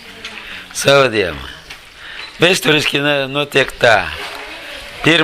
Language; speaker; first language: Latvian; non-native, learner; Russian